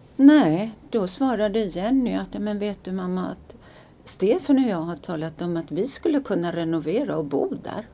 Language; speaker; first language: Swedish; native; Swedish